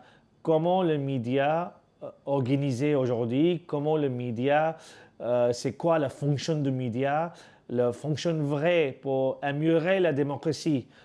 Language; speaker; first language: French; non-native, learner; Urdu